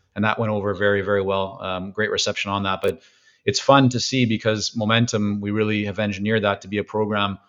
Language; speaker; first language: English; native; English